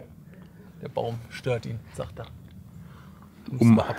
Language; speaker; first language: German; native; German